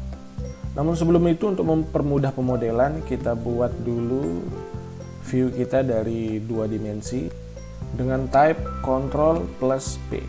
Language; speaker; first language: Indonesian; native; Indonesian